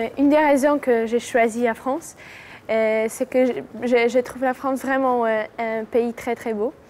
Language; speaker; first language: French; non-native, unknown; Polish